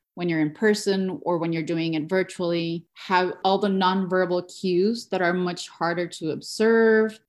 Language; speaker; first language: English; non-native, fluent; Spanish